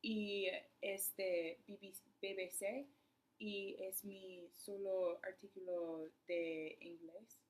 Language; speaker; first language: Spanish; non-native, learner; English